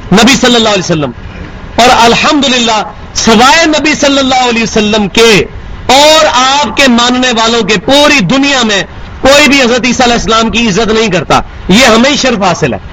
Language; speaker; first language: Urdu; non-native, local second language; Punjabi